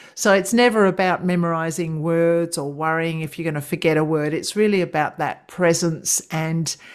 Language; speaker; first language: English; native; English